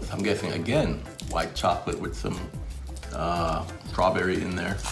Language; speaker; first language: English; native; English